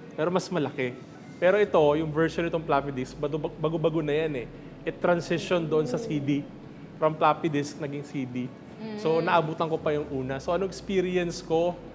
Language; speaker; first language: Filipino; native; Filipino